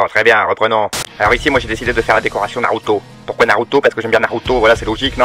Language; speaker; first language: French; native; French